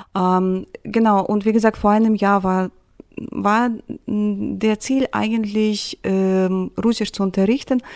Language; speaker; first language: German; non-native, fluent; Russian